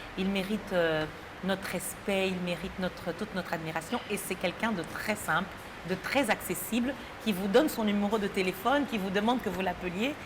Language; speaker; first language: French; native; French